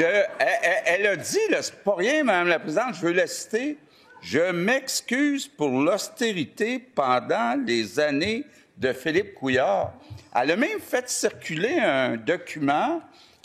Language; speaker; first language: French; native; French